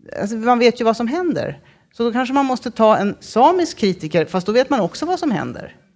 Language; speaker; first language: Swedish; native; Swedish